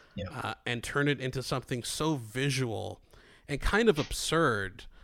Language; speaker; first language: English; non-native, fluent; Greek